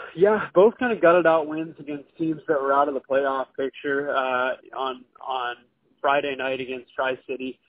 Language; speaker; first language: English; native; English